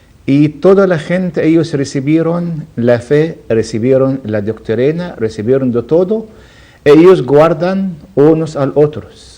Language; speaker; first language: Spanish; non-native, learner; Arabic